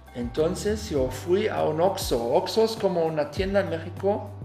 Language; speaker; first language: Spanish; non-native, learner; German